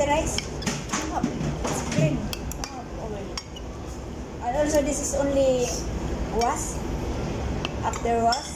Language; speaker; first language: English; non-native, local second language; Filipino